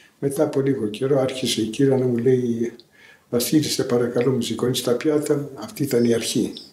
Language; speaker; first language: Greek; early bilingual, heritage; Greek